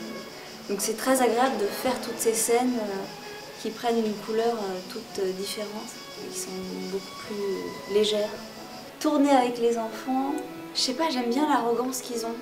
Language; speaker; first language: French; native; French